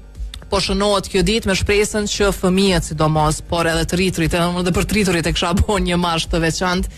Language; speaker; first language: Albanian; native; Albanian